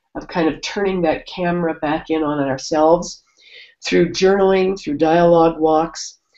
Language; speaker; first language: English; native; English